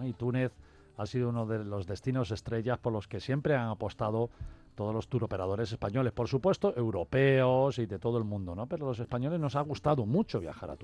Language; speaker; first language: Spanish; native; Spanish